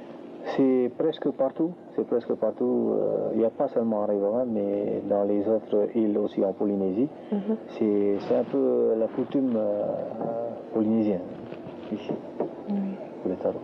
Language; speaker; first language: French; non-native, local second language; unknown